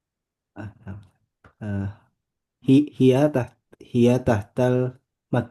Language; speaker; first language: Arabic; non-native, learner; Indonesian